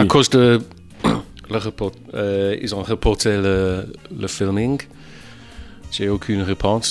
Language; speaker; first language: French; non-native, fluent; English